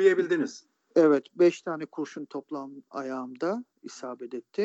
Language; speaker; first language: Turkish; native; Turkish